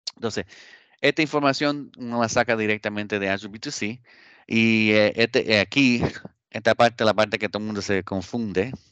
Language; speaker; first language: Spanish; early bilingual, heritage; Spanish